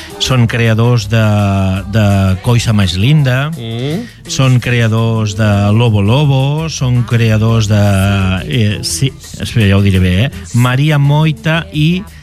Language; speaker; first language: Catalan; native; Catalan